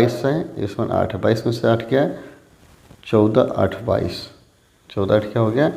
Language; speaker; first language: Hindi; native; Hindi